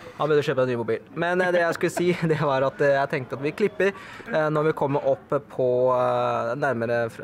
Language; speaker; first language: Norwegian; native; Norwegian